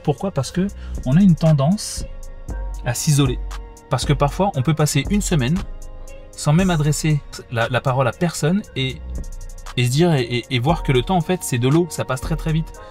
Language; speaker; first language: French; native; French